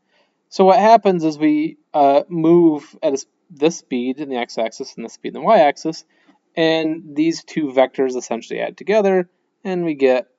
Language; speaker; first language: English; native; English